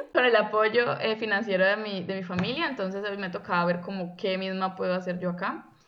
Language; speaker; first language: Spanish; native; Spanish